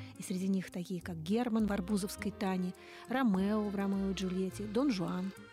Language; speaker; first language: Russian; native; Russian